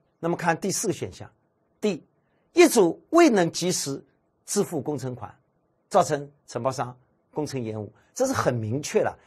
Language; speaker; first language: Chinese; native; Chinese